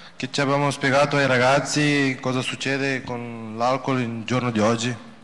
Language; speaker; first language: Italian; early bilingual, other home language; Romanian